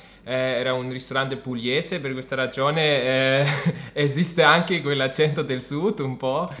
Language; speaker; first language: Italian; non-native, fluent; German